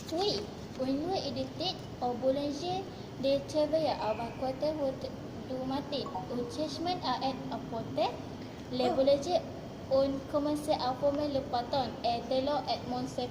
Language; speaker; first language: French; non-native, learner; Malay